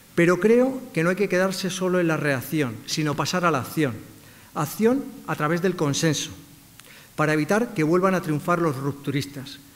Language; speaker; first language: Spanish; native; Spanish